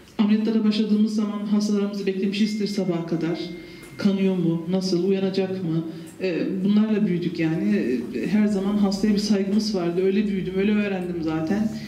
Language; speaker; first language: Turkish; early bilingual, heritage; Turkish